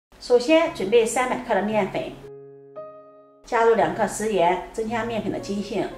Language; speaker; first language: Chinese; native; Chinese